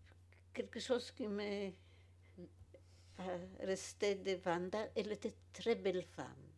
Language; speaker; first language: French; non-native, fluent; Polish